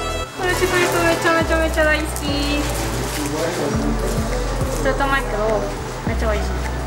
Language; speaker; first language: Japanese; non-native, learner; Spanish